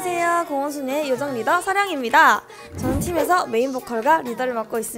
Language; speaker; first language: Korean; native; Korean